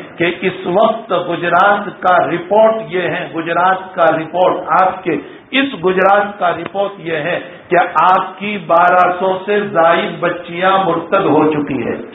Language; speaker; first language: Urdu; non-native, local second language; Gujarati